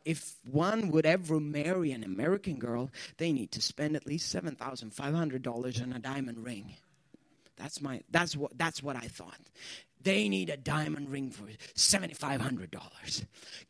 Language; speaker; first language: English; non-native, fluent; Swedish